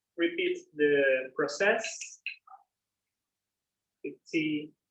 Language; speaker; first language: English; non-native, learner; Portuguese